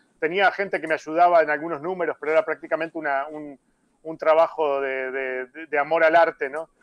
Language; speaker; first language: Spanish; native; Spanish